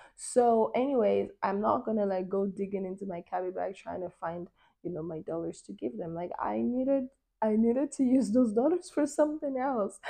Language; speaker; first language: English; non-native, local second language; Yoruba